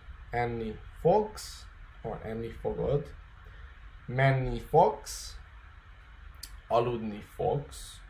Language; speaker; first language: Hungarian; non-native, fluent; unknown